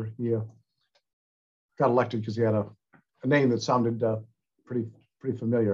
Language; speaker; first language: English; native; English